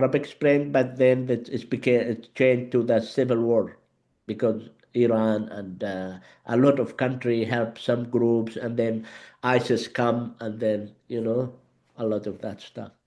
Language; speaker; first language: English; non-native, learner; Arabic